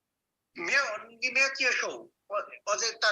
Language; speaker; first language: Chinese; non-native, learner; Bangla